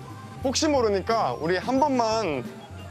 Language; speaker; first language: Korean; native; Korean